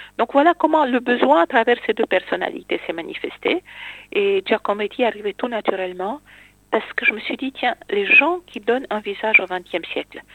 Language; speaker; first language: French; non-native, fluent; Romanian